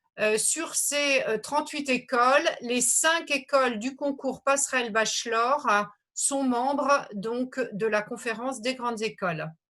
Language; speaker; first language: French; native; French